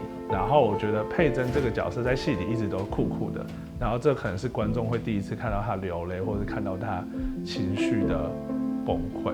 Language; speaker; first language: Chinese; native; Chinese